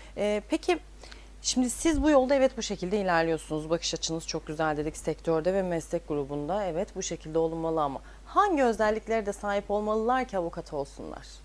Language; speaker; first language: Turkish; native; Turkish